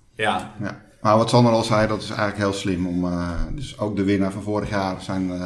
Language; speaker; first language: Dutch; native; Dutch